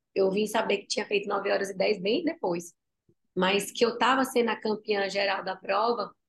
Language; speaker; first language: Portuguese; native; Portuguese